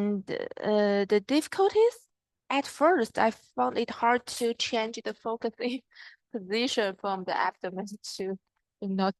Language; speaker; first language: English; non-native, learner; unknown